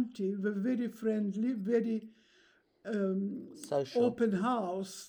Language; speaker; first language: English; non-native, fluent; Russian